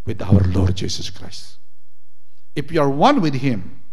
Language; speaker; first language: English; non-native, local second language; Filipino